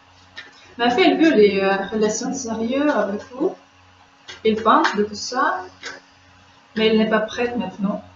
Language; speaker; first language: French; non-native, fluent; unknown